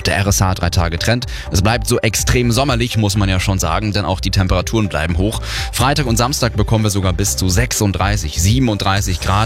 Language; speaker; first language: German; native; German